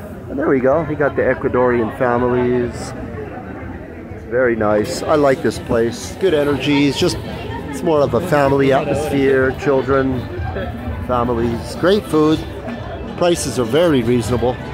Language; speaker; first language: English; native; English